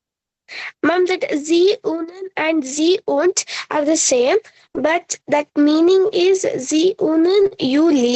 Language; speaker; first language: German; non-native, learner; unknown